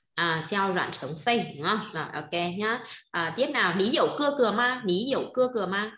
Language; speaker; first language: Chinese; non-native, fluent; Vietnamese